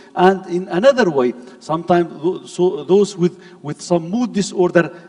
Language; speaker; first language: English; non-native, fluent; Arabic